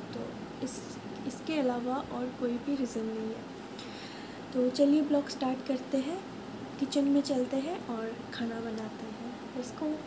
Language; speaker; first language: Hindi; non-native, local second language; Bangla